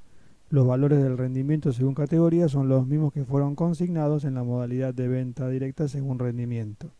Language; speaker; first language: Spanish; native; Spanish